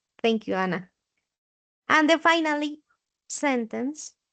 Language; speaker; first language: English; non-native, learner; Spanish